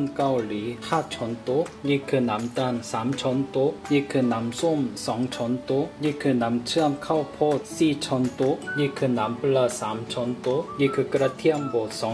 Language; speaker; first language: Thai; non-native, learner; Korean